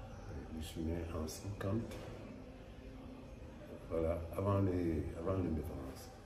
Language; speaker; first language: French; non-native, local second language; Wolof